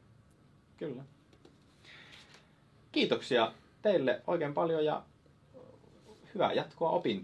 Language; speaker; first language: Finnish; native; Finnish